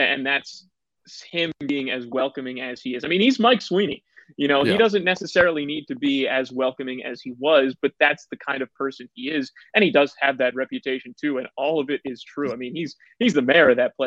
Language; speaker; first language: English; native; English